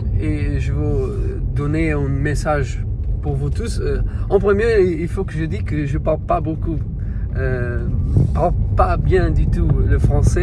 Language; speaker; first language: French; non-native, learner; Portuguese